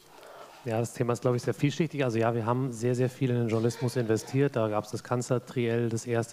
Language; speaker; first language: German; native; German